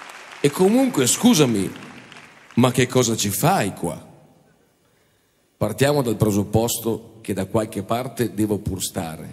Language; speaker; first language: Italian; native; Italian